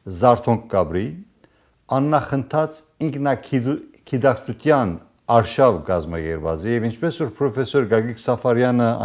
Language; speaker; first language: Armenian; native; Armenian